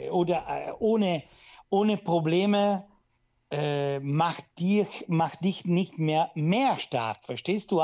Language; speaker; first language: German; non-native, local second language; Italian